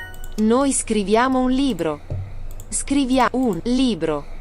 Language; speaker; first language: Italian; non-native, learner; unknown